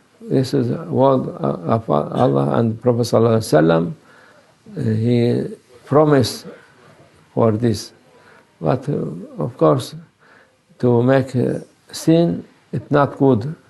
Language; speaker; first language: English; non-native, learner; Turkish